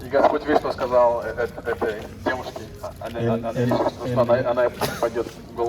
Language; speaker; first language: Russian; native; Russian